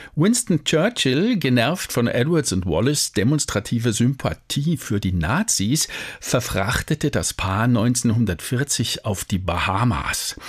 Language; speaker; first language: German; native; German